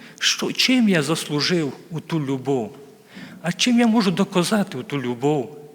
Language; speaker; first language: Ukrainian; native; Ukrainian